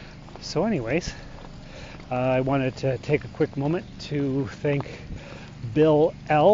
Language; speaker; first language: English; native; English